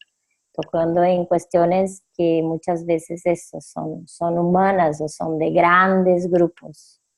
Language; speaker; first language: Spanish; non-native, fluent; Portuguese